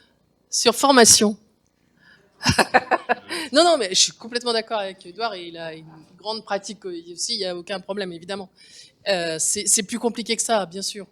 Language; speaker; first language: French; native; French